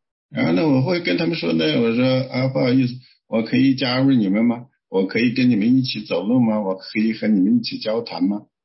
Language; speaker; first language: Chinese; native; Chinese